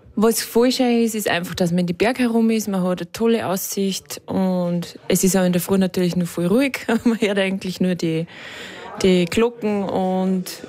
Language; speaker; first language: German; native; German